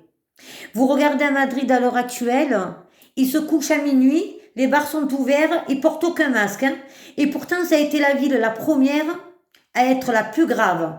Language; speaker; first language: French; native; French